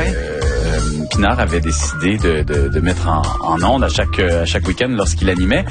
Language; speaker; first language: French; native; French